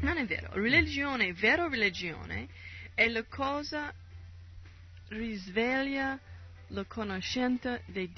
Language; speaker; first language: Italian; non-native, learner; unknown